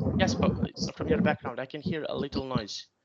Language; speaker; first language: English; non-native, fluent; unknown